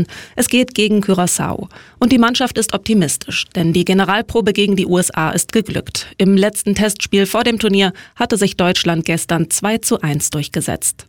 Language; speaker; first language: German; native; German